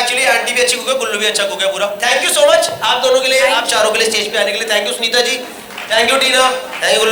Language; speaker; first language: Hindi; native; Hindi